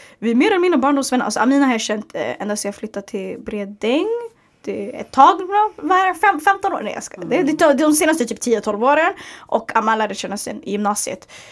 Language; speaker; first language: Swedish; early bilingual, other home language; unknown